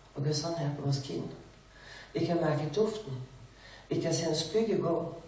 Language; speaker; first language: Danish; native; Danish